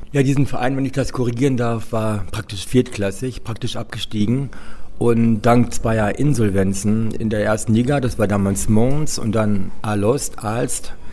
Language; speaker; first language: German; native; German